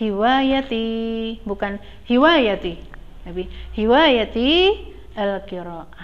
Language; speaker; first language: Arabic; non-native, learner; Indonesian